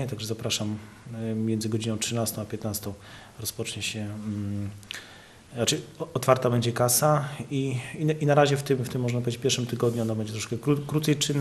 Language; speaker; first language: Polish; native; Polish